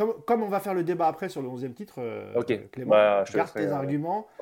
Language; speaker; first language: French; native; French